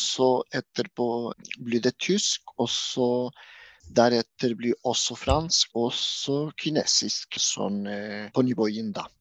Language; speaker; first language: Norwegian; non-native, fluent; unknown